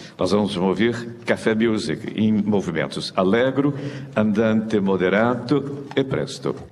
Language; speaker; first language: Portuguese; native; Portuguese